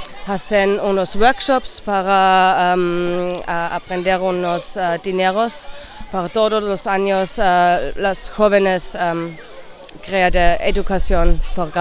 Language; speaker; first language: Spanish; non-native, learner; German